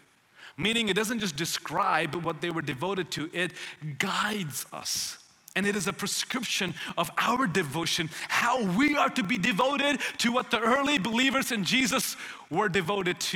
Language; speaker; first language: English; non-native, local second language; Malayalam